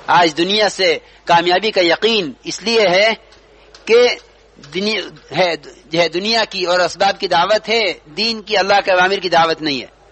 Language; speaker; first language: Urdu; native; Urdu